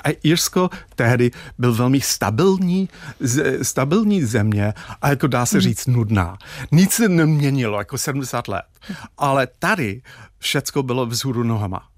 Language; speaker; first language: Czech; non-native, fluent; English